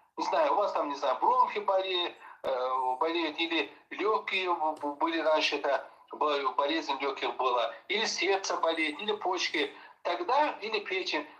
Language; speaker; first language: Russian; non-native, local second language; Azerbaijani